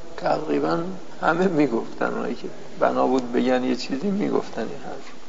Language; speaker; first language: Persian; non-native, local second language; Azerbaijani